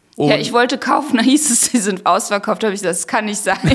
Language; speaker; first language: German; native; German